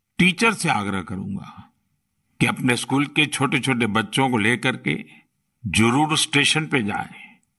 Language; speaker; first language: Hindi; non-native, local second language; Gujarati